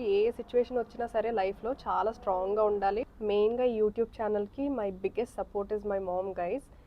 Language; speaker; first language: Telugu; early bilingual, heritage; Telugu